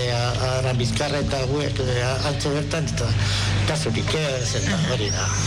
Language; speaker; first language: Basque; non-native, local second language; Spanish